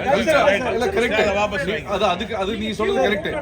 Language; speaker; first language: Tamil; native; Tamil